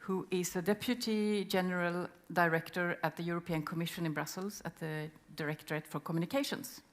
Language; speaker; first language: English; non-native, fluent; Swedish